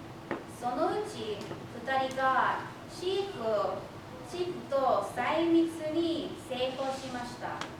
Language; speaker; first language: Japanese; non-native, fluent; English